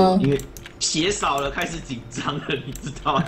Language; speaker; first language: Chinese; native; Chinese